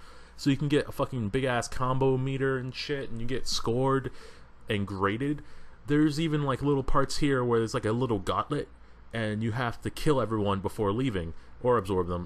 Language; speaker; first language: English; native; English